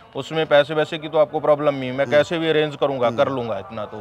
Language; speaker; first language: Hindi; native; Hindi